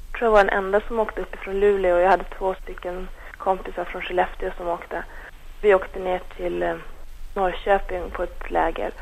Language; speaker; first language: Swedish; native; Swedish